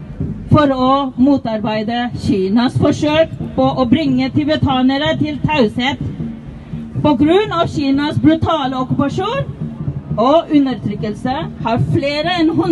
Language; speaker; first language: Norwegian; non-native, fluent; Tibetan